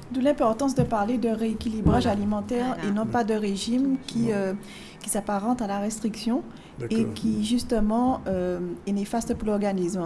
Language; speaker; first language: French; native; French